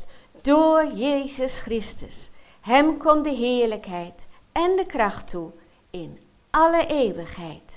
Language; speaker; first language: Dutch; native; Dutch